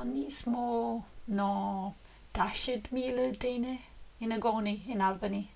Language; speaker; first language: Irish; non-native, learner; English